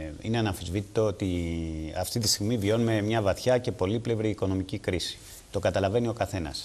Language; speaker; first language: Greek; native; Greek